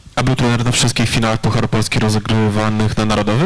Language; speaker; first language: Polish; native; Polish